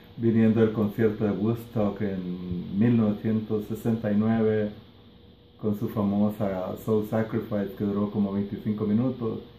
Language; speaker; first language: Spanish; native; Spanish